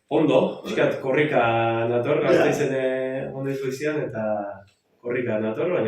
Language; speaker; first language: Basque; native; Basque